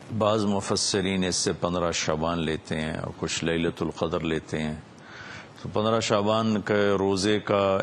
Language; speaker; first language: Urdu; non-native, local second language; Punjabi